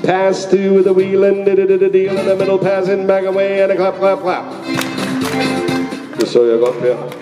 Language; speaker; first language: English; non-native, fluent; Danish